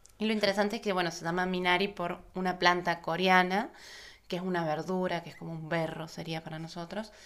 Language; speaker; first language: Spanish; native; Spanish